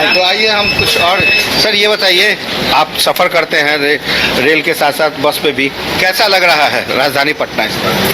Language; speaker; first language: Hindi; native; Hindi